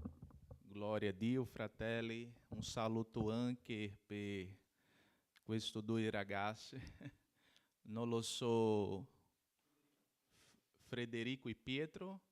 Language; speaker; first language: Italian; non-native, learner; Portuguese